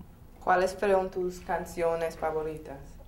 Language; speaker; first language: Spanish; non-native, fluent; English